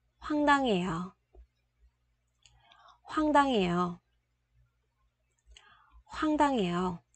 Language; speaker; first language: Korean; non-native, fluent; Vietnamese